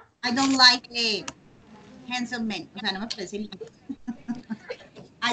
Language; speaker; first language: English; non-native, learner; Spanish